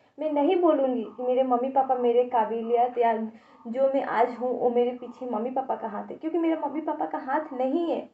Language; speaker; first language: Hindi; native; Hindi